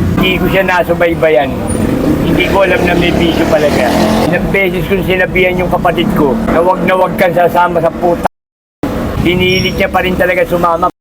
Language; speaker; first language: Filipino; native; Filipino